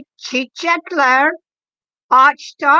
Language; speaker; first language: Turkish; non-native, learner; English